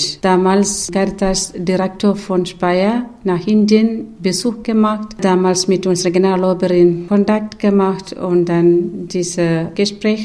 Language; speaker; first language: German; non-native, learner; Malayalam